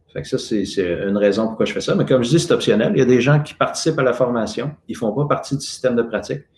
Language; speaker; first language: French; native; French